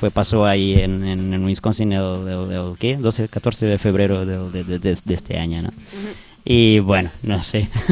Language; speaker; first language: Spanish; native; Spanish